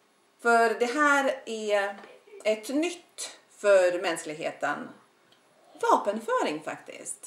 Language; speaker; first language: Swedish; non-native, fluent; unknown